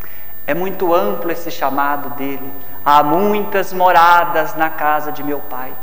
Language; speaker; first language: Portuguese; native; Portuguese